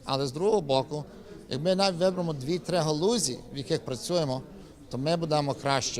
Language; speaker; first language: Ukrainian; early bilingual, heritage; Ukrainian